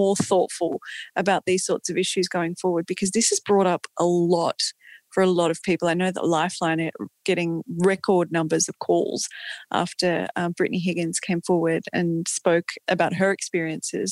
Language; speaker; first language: English; native; English